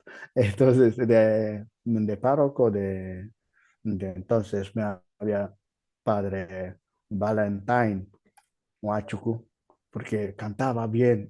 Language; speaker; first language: Spanish; non-native, learner; Igbo